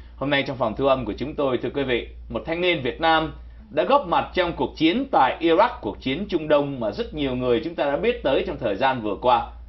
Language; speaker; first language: Vietnamese; native; Vietnamese